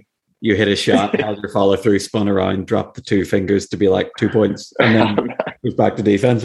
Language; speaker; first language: English; native; English